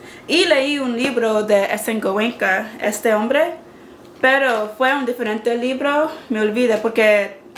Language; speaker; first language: Spanish; non-native, learner; English